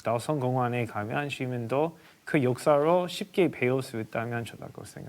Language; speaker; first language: Korean; non-native, fluent; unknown